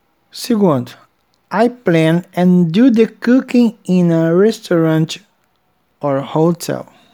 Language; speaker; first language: English; non-native, fluent; Portuguese